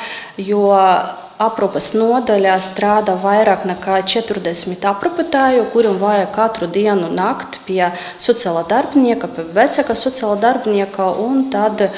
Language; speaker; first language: Latvian; non-native, local second language; Russian